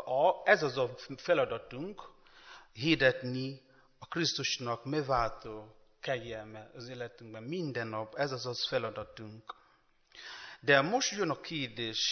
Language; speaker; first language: Hungarian; non-native, learner; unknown